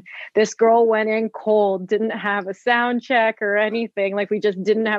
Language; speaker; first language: English; native; English